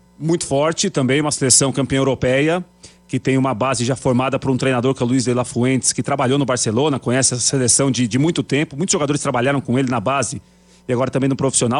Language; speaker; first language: Portuguese; native; Portuguese